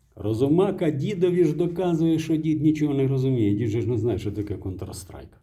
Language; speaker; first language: Ukrainian; native; Ukrainian